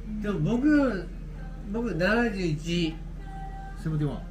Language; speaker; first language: Japanese; native; Japanese